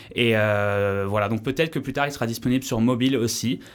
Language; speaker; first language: French; native; French